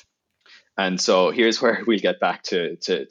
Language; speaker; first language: English; native; English